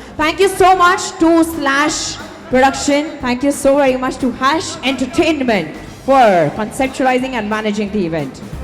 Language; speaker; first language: Hindi; native; Hindi